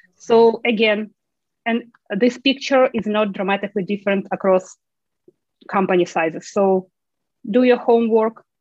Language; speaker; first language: English; non-native, fluent; Ukrainian